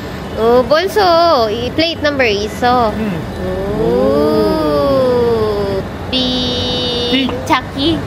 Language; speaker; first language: Korean; non-native, learner; Filipino